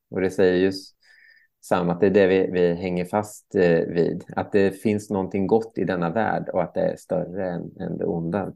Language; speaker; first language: Swedish; native; Swedish